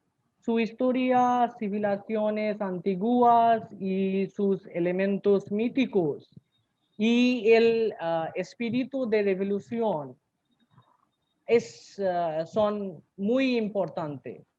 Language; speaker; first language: Spanish; non-native, learner; Bangla